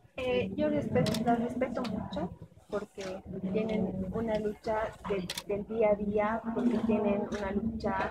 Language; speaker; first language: Spanish; non-native, local second language; Aymara